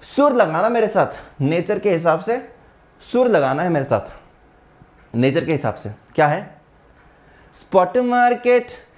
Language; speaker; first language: Hindi; non-native, local second language; Marathi